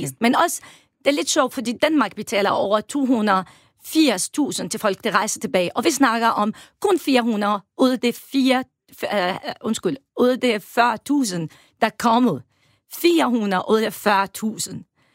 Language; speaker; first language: Danish; non-native, fluent; Arabic